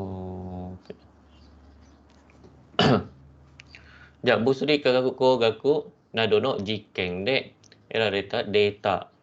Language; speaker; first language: Japanese; non-native, fluent; Malay